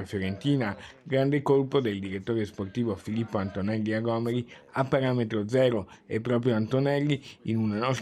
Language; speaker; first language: Italian; native; Italian